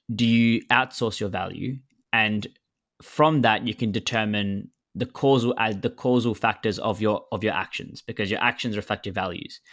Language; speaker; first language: English; native; English